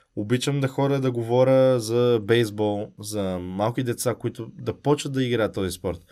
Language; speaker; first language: Bulgarian; early bilingual, heritage; Bulgarian